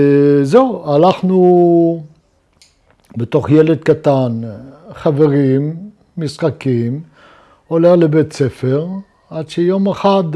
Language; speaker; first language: Hebrew; non-native, fluent; Luxembourgish